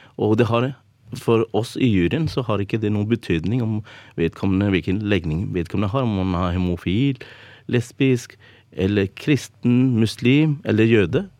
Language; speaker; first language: Norwegian; early bilingual, other home language; Urdu